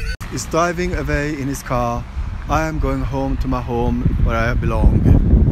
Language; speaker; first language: English; non-native, fluent; Swedish